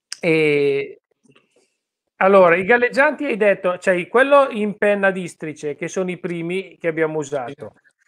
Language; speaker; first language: Italian; native; Italian